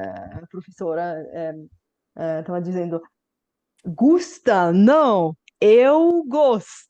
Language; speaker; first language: Portuguese; non-native, fluent; Bulgarian